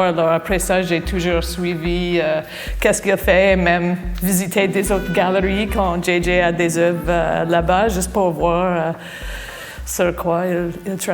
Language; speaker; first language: French; non-native, fluent; English